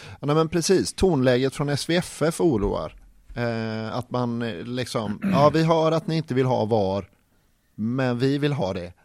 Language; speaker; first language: Swedish; native; Swedish